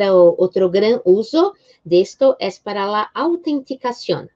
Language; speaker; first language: Spanish; non-native, fluent; Portuguese